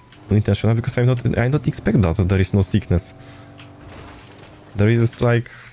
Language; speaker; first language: English; non-native, learner; Polish